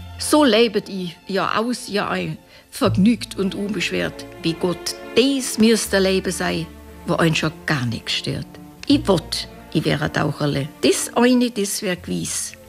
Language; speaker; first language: German; native; German